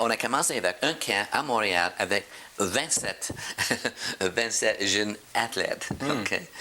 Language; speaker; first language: French; non-native, fluent; English